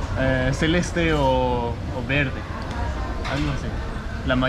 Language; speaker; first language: Spanish; non-native, learner; Danish